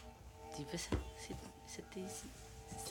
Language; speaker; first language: French; non-native, learner; Spanish